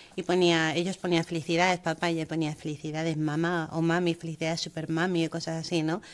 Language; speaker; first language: Spanish; early bilingual, heritage; German